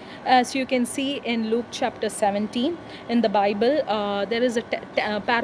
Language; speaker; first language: English; non-native, local second language; Tamil